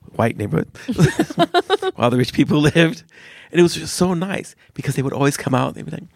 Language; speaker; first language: English; native; English